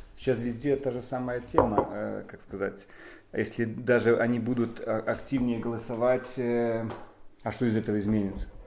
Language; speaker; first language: Russian; non-native, local second language; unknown